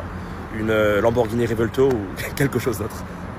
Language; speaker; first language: French; native; French